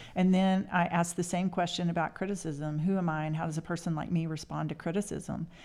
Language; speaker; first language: English; native; English